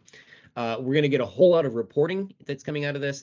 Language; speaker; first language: English; native; English